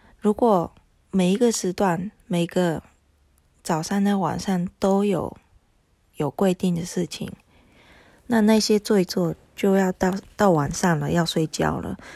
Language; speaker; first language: Chinese; non-native, fluent; Japanese